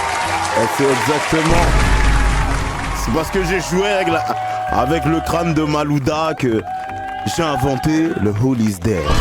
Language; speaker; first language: French; native; French